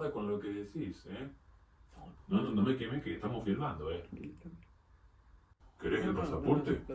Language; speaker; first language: Spanish; native; Spanish